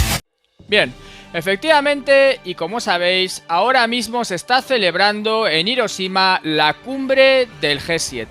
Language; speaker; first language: Spanish; native; Spanish